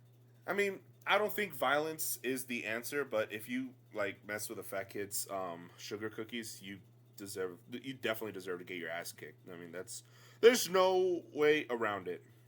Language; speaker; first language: English; native; English